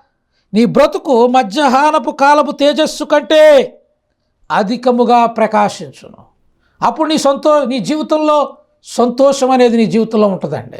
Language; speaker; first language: Telugu; native; Telugu